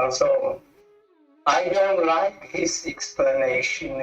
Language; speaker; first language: English; non-native, learner; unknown